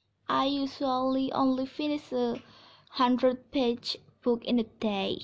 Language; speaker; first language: English; non-native, learner; Indonesian